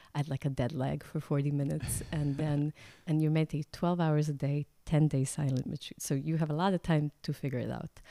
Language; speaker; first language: English; non-native, fluent; Croatian